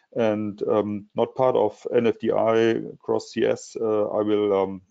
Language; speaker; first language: English; non-native, fluent; German